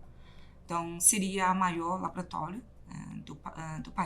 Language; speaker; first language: Portuguese; non-native, fluent; Chinese